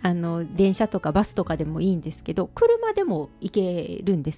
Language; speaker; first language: Japanese; native; Japanese